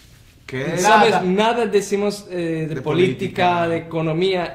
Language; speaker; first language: Spanish; non-native, fluent; Italian